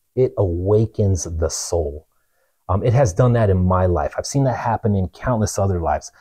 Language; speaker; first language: English; native; English